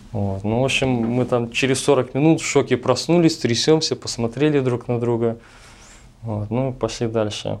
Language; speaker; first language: Russian; native; Russian